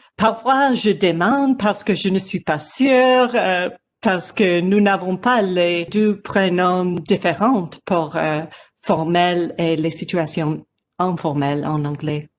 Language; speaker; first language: French; non-native, learner; English